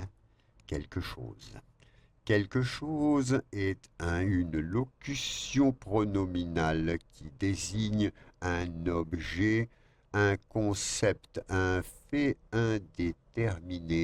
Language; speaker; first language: French; non-native, fluent; Spanish